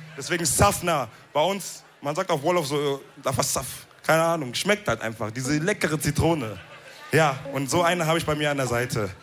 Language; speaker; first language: German; early bilingual, other home language; Wolof